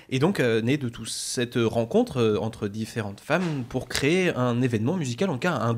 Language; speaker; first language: French; native; French